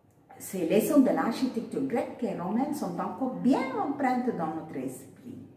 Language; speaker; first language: French; non-native, fluent; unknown